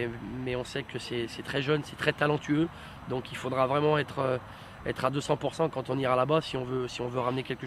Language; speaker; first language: French; native; French